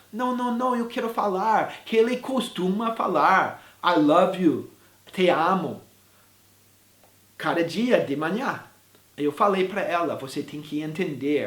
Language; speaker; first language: Portuguese; non-native, fluent; English